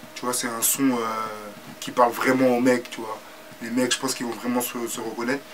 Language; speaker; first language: French; native; French